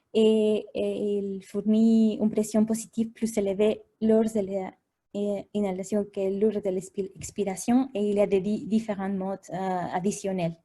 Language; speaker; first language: French; non-native, fluent; Spanish